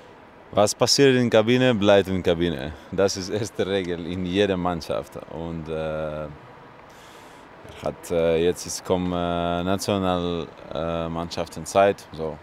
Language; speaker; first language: German; non-native, learner; Russian